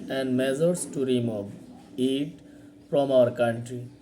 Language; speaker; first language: English; non-native, local second language; Bangla